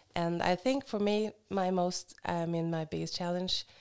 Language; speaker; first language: English; non-native, fluent; Norwegian